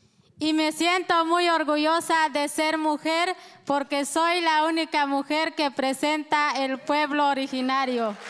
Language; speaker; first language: Spanish; non-native, local second language; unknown